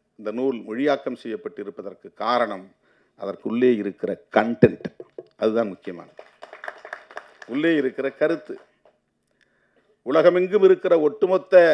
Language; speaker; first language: Tamil; native; Tamil